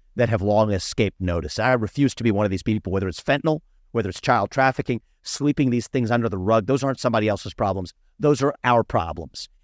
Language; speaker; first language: English; early bilingual, other home language; Hindi